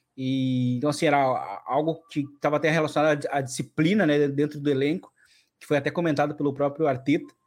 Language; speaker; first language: Portuguese; native; Portuguese